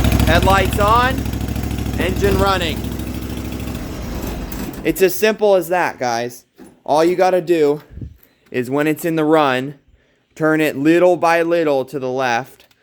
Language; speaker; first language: English; native; English